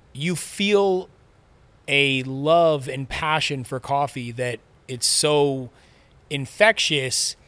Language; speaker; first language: English; native; English